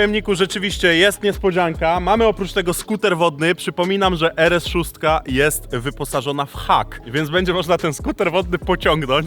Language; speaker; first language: Polish; native; Polish